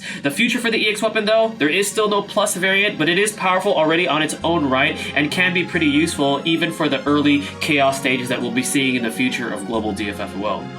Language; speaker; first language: English; native; English